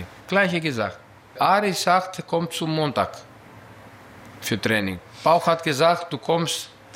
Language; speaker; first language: German; non-native, fluent; Greek